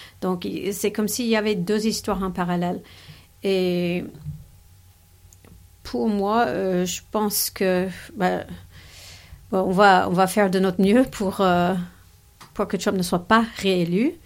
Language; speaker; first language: French; non-native, fluent; English